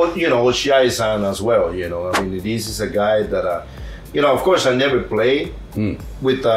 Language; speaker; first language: English; non-native, fluent; Spanish